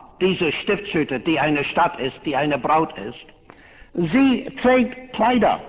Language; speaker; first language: German; non-native, fluent; English